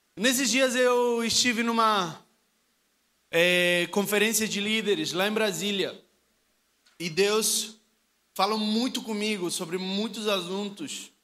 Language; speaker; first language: Portuguese; non-native, fluent; Spanish